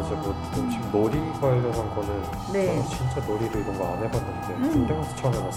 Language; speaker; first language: Korean; native; Korean